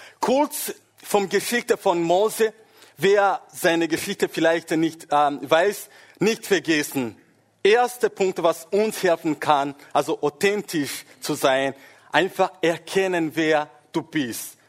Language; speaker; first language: German; non-native, fluent; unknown